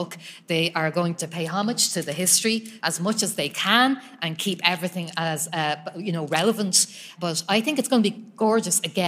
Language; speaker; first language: English; native; English